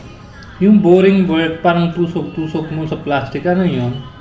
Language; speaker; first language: Filipino; non-native, learner; Hindi